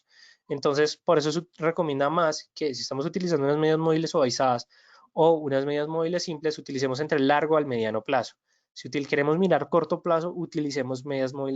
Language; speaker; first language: Spanish; native; Spanish